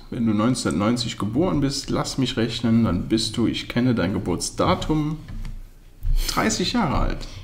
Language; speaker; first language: German; native; German